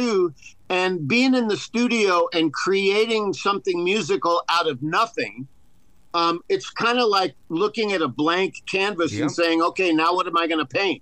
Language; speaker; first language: English; native; English